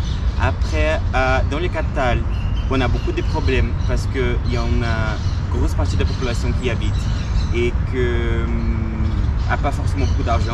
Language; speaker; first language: French; non-native, fluent; Portuguese